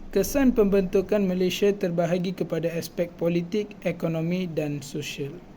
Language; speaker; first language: Malay; non-native, local second language; Tamil